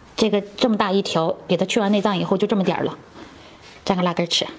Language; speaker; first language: Chinese; native; Chinese